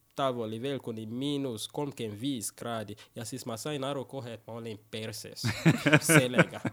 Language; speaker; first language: Estonian; non-native, fluent; English